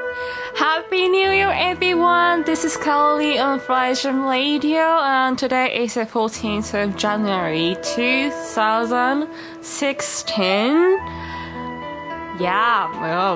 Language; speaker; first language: English; non-native, fluent; Japanese